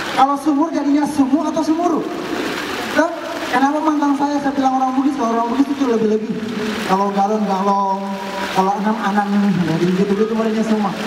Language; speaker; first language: Indonesian; non-native, local second language; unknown